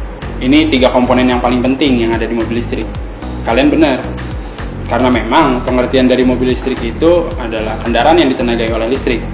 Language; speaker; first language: Indonesian; native; Indonesian